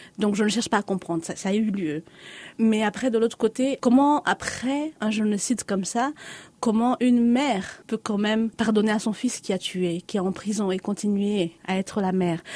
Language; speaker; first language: French; non-native, local second language; Lingala